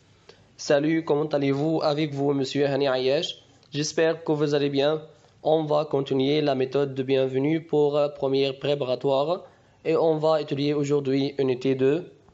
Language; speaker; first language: French; non-native, fluent; Arabic